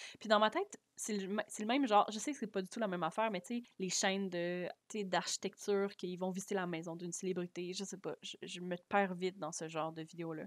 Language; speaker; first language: French; native; French